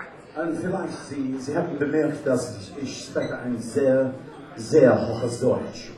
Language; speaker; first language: German; non-native, learner; English